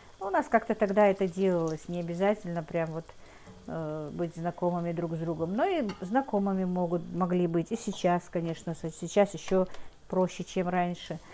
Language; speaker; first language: Russian; non-native, local second language; Ingush